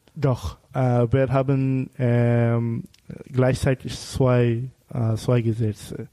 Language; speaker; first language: German; non-native, learner; Bangla